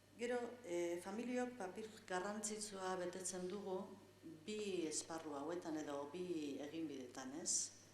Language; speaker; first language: Basque; non-native, local second language; Spanish